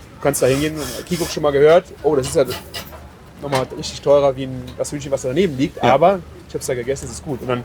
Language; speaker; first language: German; native; German